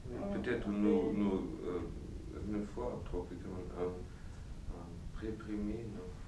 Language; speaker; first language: French; non-native, learner; German